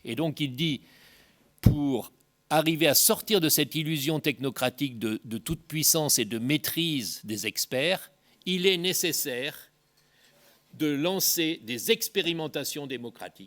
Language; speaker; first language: French; native; French